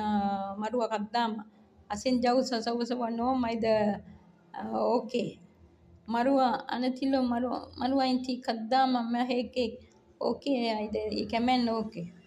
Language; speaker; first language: Arabic; non-native, learner; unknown